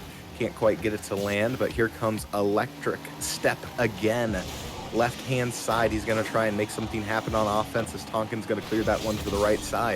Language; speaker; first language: English; native; English